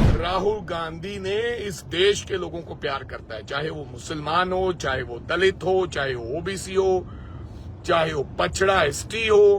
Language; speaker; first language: Hindi; non-native, local second language; Punjabi